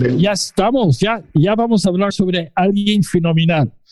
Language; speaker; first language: Spanish; non-native, fluent; English